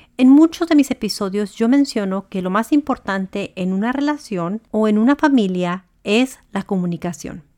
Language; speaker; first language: Spanish; early bilingual, heritage; Spanish